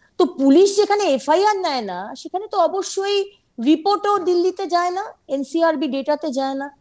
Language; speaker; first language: Bangla; native; Bangla